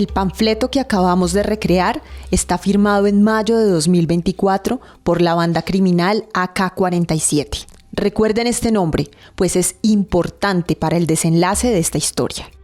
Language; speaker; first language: Spanish; native; Spanish